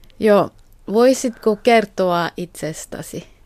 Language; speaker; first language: Finnish; non-native, learner; Korean